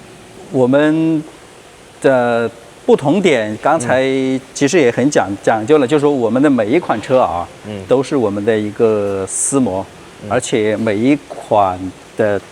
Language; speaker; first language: Chinese; native; Chinese